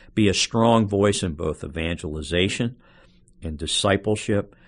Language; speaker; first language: English; native; English